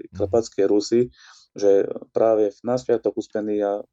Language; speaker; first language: Slovak; native; Slovak